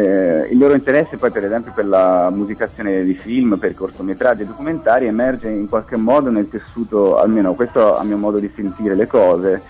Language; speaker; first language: Italian; native; Italian